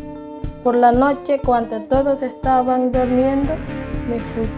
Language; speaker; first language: Spanish; non-native, learner; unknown